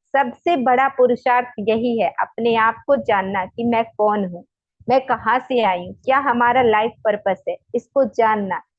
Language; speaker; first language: Hindi; native; Hindi